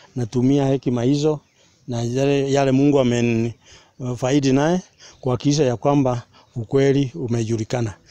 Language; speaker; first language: Swahili; non-native, local second language; Meru